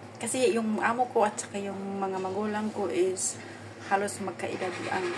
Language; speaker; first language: Filipino; non-native, local second language; Cebuano